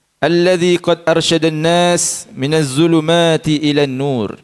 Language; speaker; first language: Arabic; non-native, fluent; Malay